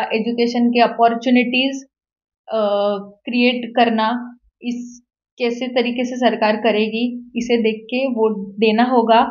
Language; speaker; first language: Hindi; non-native, local second language; Marathi